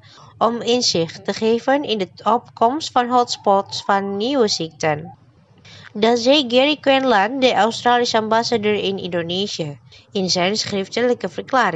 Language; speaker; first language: Dutch; non-native, fluent; Indonesian